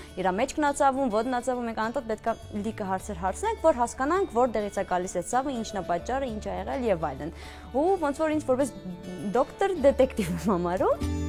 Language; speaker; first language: Armenian; early bilingual, heritage; Armenian